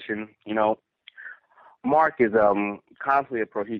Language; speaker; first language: English; native; English